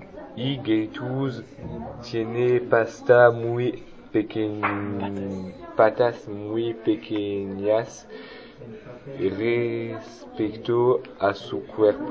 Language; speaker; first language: Spanish; non-native, learner; French